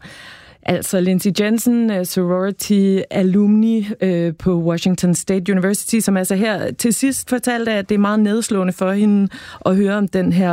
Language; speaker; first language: Danish; native; Danish